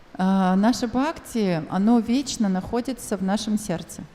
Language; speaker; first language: Russian; native; Russian